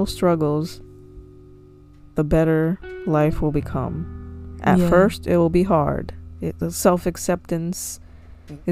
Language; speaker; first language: English; native; English